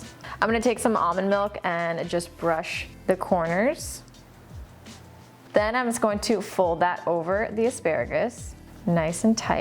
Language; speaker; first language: English; native; English